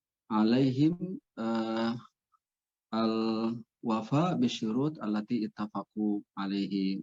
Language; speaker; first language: Arabic; non-native, fluent; Indonesian